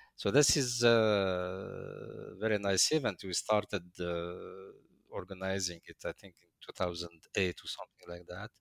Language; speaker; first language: English; non-native, fluent; Arabic